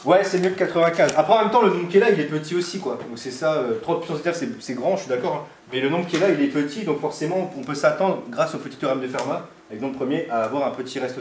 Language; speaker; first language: French; native; French